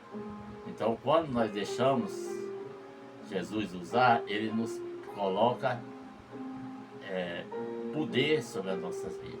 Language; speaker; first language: Portuguese; native; Portuguese